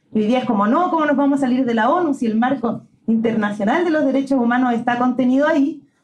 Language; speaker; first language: Spanish; native; Spanish